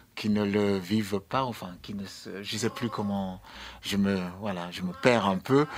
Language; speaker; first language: French; non-native, fluent; English